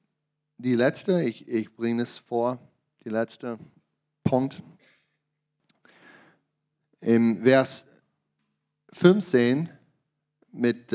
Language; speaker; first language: German; non-native, learner; English